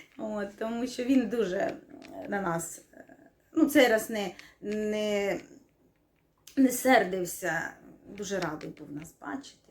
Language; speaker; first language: Ukrainian; non-native, local second language; Russian